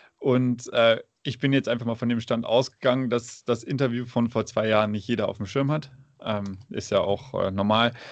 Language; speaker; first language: German; native; German